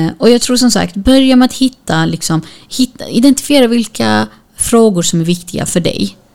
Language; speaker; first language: Swedish; early bilingual, other home language; Kurdish